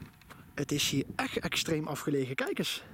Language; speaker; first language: Dutch; native; Dutch